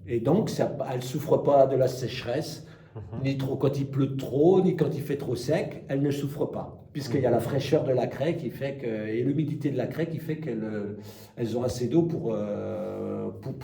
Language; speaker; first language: French; native; French